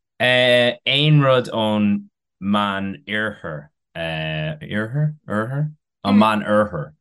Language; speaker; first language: Irish; non-native, local second language; English